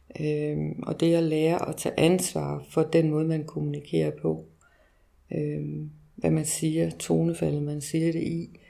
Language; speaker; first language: Danish; native; Danish